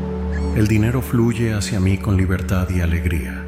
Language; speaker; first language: Spanish; native; Spanish